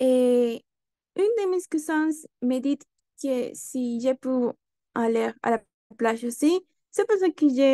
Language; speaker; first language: French; non-native, learner; Spanish